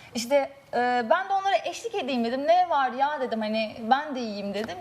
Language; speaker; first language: Turkish; native; Turkish